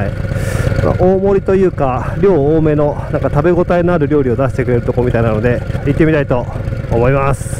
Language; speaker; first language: Japanese; native; Japanese